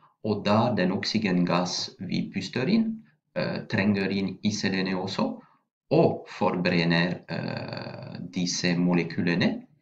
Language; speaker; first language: Norwegian; non-native, fluent; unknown